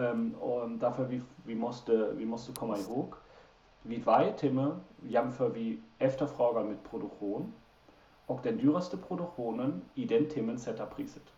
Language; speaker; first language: Swedish; non-native, fluent; German